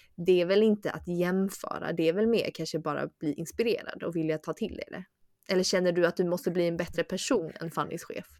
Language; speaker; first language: Swedish; early bilingual, other home language; Chinese